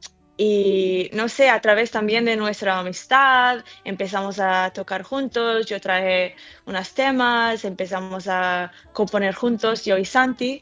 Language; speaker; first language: Spanish; early bilingual, heritage; English